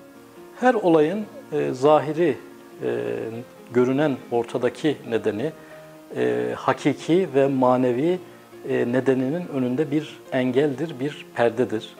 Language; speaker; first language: Turkish; native; Turkish